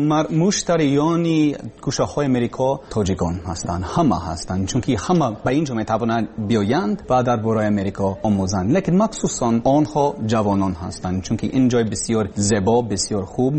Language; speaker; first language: Persian; non-native, learner; English